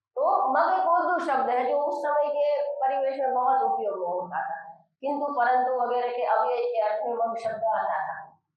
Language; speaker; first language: Hindi; non-native, local second language; Gujarati